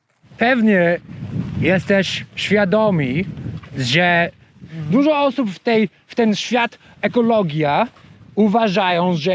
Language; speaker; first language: Polish; non-native, learner; English